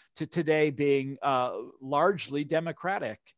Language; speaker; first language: English; native; English